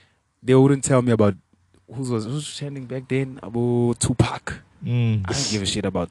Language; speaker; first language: English; non-native, local second language; Venda